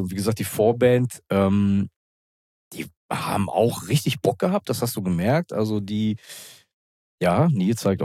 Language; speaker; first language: German; native; German